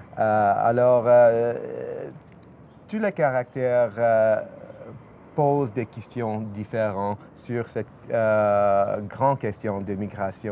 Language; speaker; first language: French; non-native, fluent; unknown